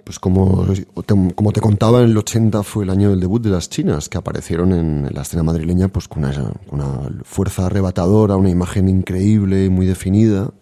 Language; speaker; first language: Spanish; native; Spanish